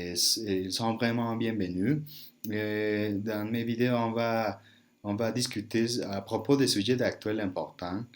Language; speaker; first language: French; non-native, learner; Spanish